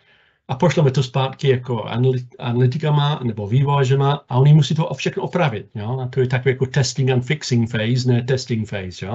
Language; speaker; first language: Czech; non-native, fluent; English